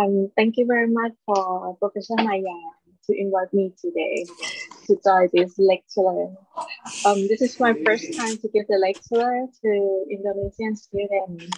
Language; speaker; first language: English; non-native, learner; Thai